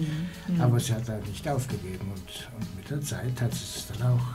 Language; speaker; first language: German; non-native, local second language; Italian